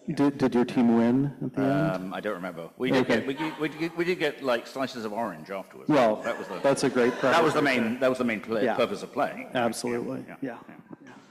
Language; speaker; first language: English; native; English